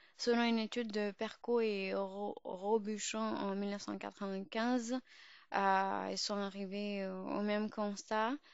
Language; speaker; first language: French; early bilingual, other home language; Urdu